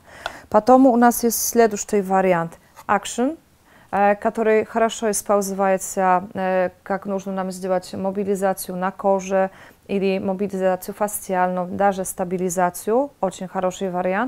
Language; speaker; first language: Russian; non-native, fluent; Polish